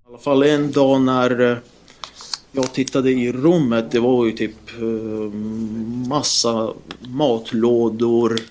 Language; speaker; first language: Swedish; non-native, fluent; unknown